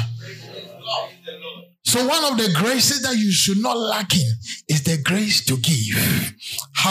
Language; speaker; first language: English; non-native, local second language; Akan